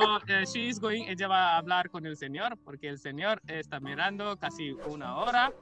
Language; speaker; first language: Spanish; non-native, learner; Hindi